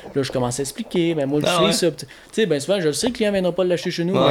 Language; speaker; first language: French; native; French